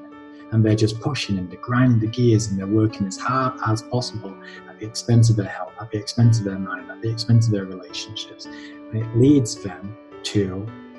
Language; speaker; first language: English; native; English